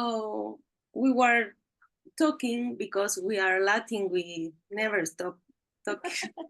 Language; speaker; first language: English; non-native, learner; Spanish